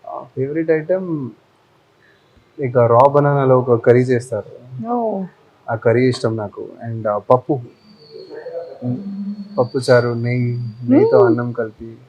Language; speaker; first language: Telugu; non-native, fluent; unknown